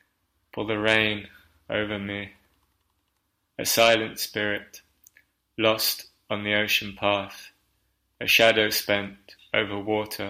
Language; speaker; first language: English; native; English